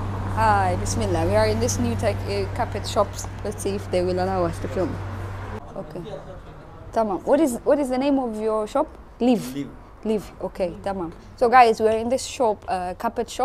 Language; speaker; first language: English; non-native, fluent; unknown